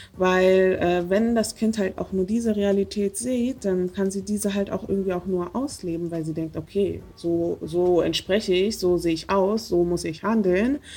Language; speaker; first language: German; early bilingual, other home language; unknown